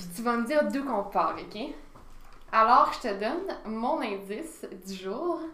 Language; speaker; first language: French; native; French